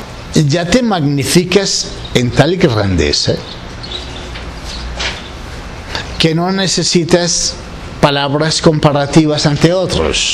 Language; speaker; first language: Spanish; native; Spanish